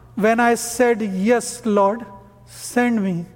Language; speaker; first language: English; non-native, local second language; Hindi